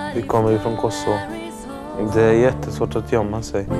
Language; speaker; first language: Swedish; early bilingual, other home language; Romany